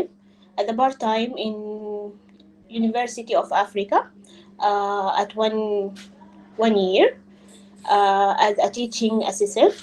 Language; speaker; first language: English; non-native, learner; Arabic